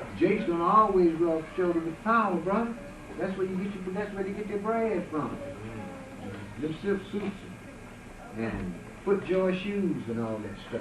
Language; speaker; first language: English; native; English